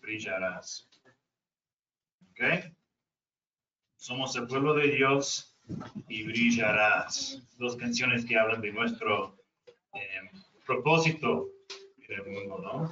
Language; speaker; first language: Spanish; non-native, fluent; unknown